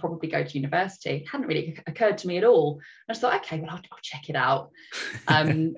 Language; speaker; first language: English; native; English